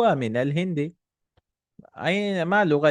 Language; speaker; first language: Arabic; non-native, fluent; Urdu